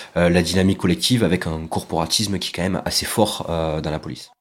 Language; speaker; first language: French; native; French